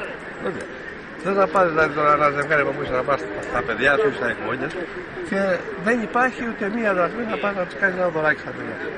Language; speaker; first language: Greek; native; Greek